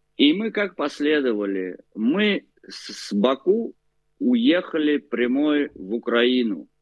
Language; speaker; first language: Russian; native; Russian